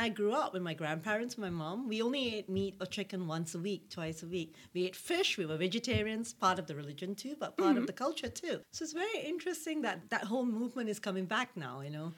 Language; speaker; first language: English; non-native, local second language; Tamil